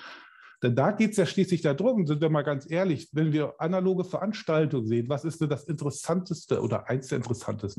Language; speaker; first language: German; native; German